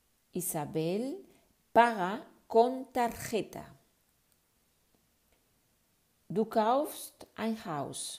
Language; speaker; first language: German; non-native, fluent; Spanish